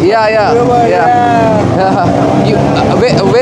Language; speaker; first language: English; non-native, local second language; Telugu